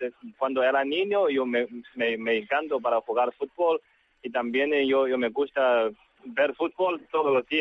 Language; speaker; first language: Spanish; non-native, learner; Chinese